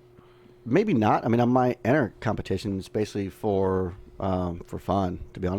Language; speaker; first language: English; native; English